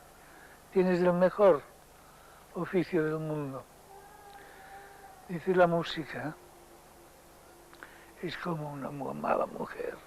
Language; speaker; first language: Spanish; non-native, local second language; Catalan